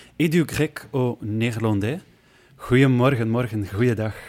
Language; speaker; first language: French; non-native, fluent; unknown